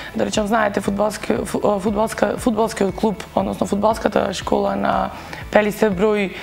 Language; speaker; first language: Macedonian; native; Macedonian